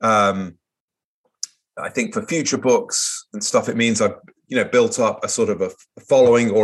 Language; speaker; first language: English; native; English